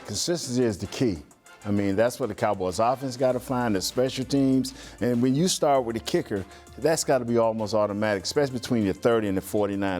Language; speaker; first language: English; native; English